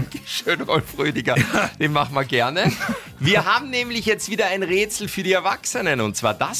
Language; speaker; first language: German; native; German